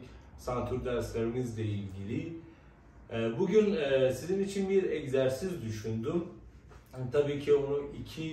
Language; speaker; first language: Turkish; non-native, fluent; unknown